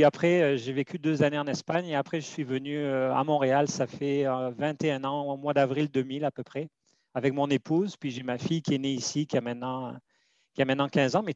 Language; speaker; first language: French; native; French